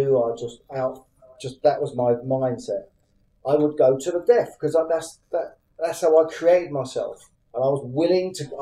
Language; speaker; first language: English; native; English